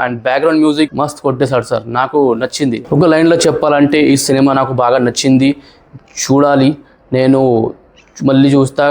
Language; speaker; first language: Telugu; non-native, learner; Marathi